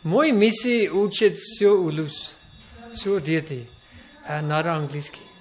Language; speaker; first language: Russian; non-native, learner; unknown